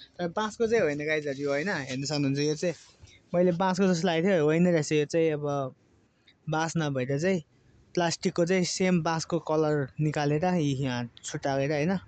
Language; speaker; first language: Nepali; non-native, local second language; Eastern Tamang